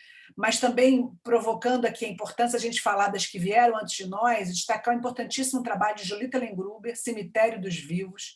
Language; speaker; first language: Portuguese; native; Portuguese